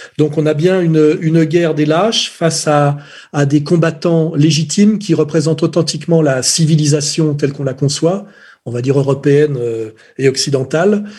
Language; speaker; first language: French; native; French